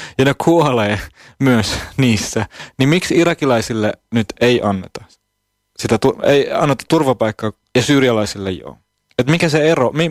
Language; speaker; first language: Finnish; non-native, fluent; Arabic